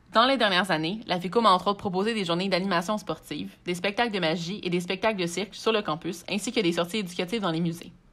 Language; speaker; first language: French; native; French